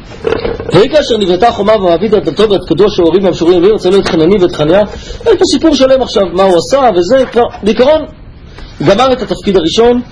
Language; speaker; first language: Hebrew; native; Hebrew